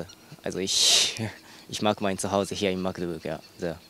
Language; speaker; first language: German; non-native, learner; Japanese